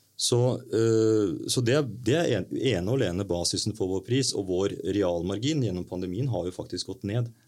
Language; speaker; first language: Norwegian; native; Norwegian